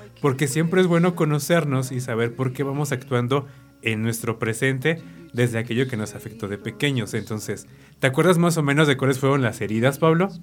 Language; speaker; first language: Spanish; native; Spanish